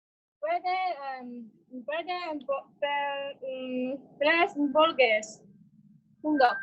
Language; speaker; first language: Spanish; non-native, learner; Chinese